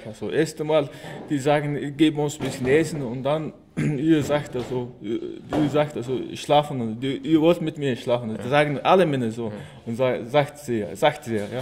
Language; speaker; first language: German; non-native, learner; Mongolian